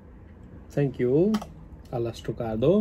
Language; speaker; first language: English; non-native, local second language; Hindi